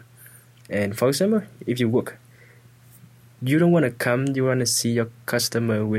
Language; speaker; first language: English; non-native, fluent; Vietnamese